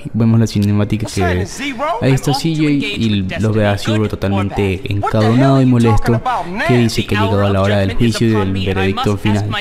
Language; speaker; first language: Spanish; native; Spanish